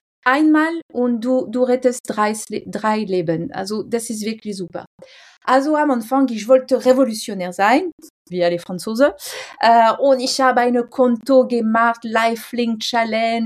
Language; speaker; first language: German; non-native, fluent; French